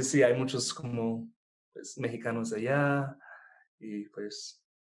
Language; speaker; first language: Spanish; non-native, fluent; English